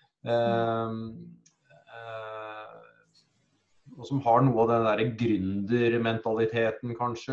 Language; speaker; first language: Norwegian; native; Norwegian